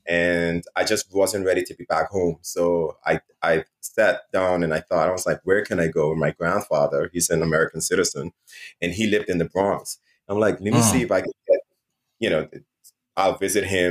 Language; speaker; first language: English; non-native, fluent; Dutch